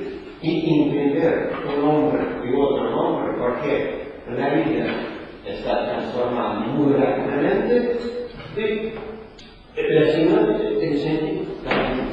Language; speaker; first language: Spanish; non-native, learner; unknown